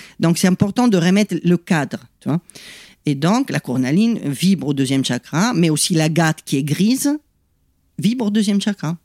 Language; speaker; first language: French; non-native, fluent; Italian